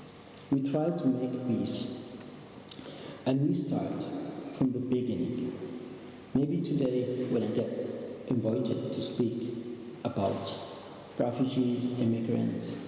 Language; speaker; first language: English; non-native, learner; Arabic